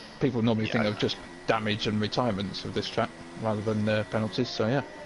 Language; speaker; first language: English; native; English